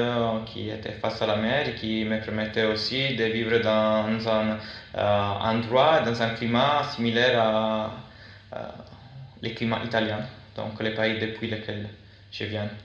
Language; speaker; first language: French; non-native, fluent; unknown